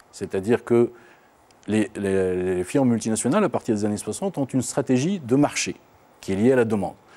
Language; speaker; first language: French; non-native, local second language; Arabic